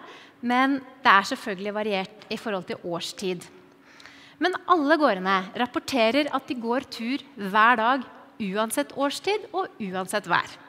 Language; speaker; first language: Norwegian; native; Norwegian